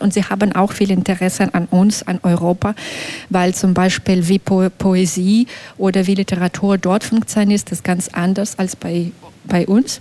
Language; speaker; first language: German; non-native, fluent; Belarusian